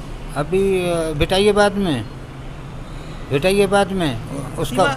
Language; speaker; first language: Hindi; non-native, local second language; Baluchi